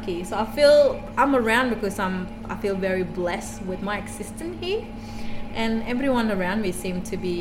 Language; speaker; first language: English; non-native, fluent; Indonesian